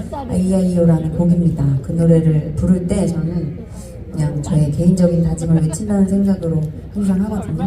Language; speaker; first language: Korean; native; Korean